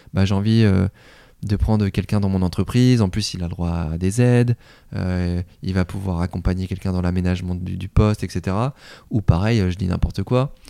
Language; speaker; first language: French; native; French